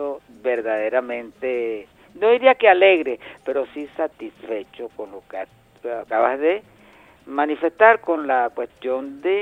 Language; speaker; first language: Spanish; native; Spanish